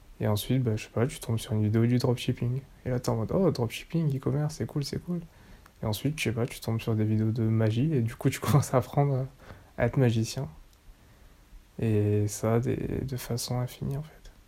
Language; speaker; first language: French; native; French